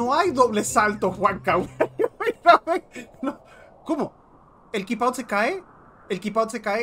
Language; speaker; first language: Spanish; native; Spanish